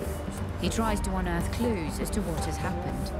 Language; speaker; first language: English; native; English